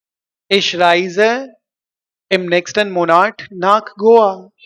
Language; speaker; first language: German; non-native, learner; Hindi